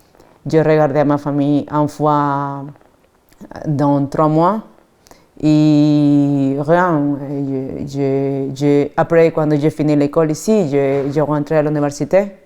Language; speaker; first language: French; non-native, fluent; Spanish